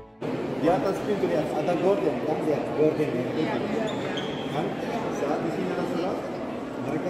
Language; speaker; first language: Indonesian; non-native, fluent; Turkish